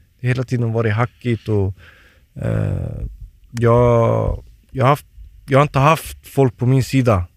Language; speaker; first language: Swedish; early bilingual, other home language; Turoyo